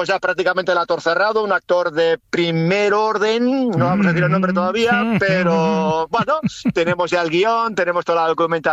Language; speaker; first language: Spanish; native; Spanish